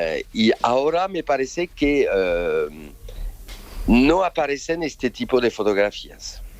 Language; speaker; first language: Spanish; non-native, fluent; French